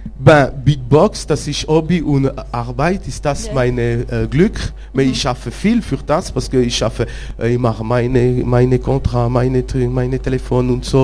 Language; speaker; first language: German; non-native, local second language; French